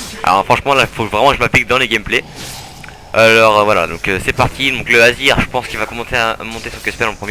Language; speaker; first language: French; native; French